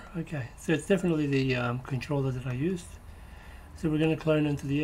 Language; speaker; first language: English; native; English